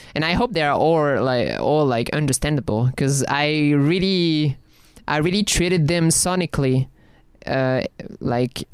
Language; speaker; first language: English; non-native, fluent; French